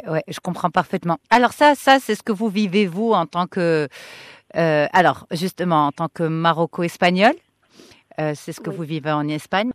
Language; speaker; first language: French; non-native, local second language; Arabic